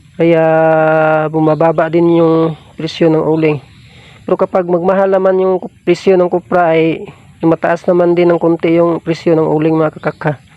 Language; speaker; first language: Filipino; non-native, local second language; Cebuano